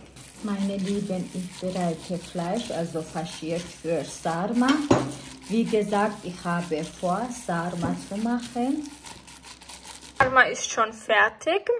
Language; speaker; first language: German; early bilingual, other home language; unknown